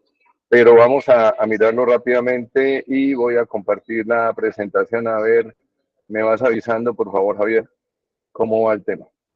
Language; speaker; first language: Spanish; native; Spanish